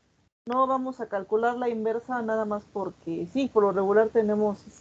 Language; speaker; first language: Spanish; native; Spanish